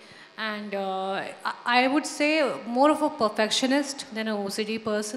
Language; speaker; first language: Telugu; non-native, fluent; Hindi